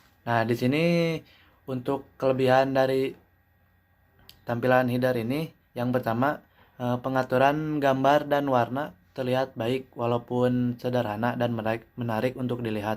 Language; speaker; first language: Indonesian; native; Indonesian